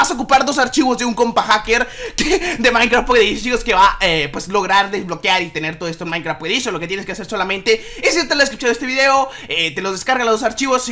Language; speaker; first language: Spanish; native; Spanish